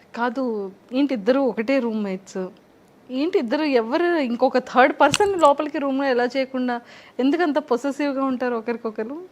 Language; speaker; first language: Telugu; native; Telugu